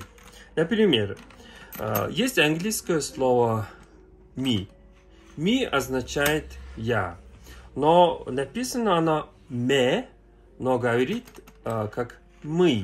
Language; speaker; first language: Russian; non-native, learner; Mongolian